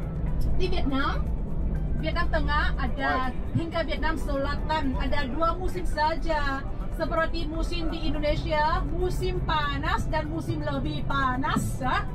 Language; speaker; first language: Indonesian; non-native, fluent; Vietnamese